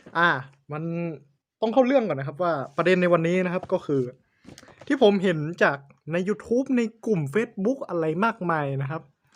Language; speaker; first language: Thai; native; Thai